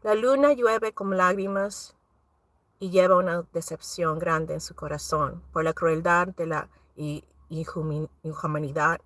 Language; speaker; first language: Spanish; early bilingual, heritage; Spanish